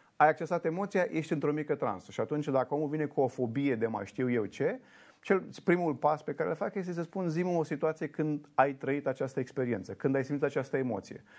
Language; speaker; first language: Romanian; native; Romanian